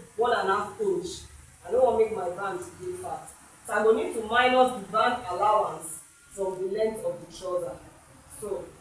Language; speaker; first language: Nigerian Pidgin; native; Nigerian Pidgin